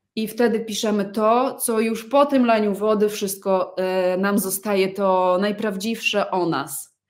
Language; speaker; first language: Polish; early bilingual, other home language; Russian